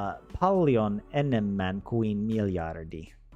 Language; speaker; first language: Finnish; non-native, learner; English